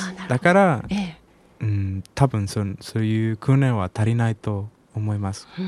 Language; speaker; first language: Japanese; non-native, learner; Spanish